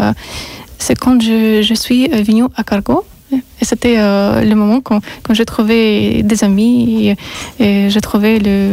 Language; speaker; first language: French; non-native, learner; Russian